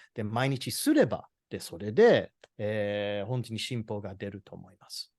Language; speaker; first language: Japanese; non-native, fluent; English